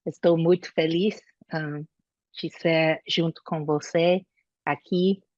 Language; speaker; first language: Portuguese; non-native, learner; English